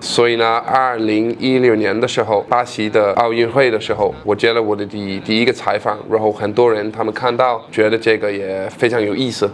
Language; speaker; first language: Chinese; non-native, fluent; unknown